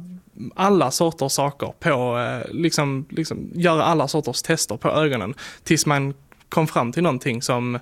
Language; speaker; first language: Swedish; native; Swedish